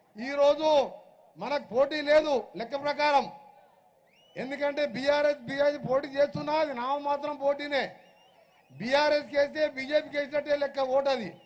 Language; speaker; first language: Telugu; native; Telugu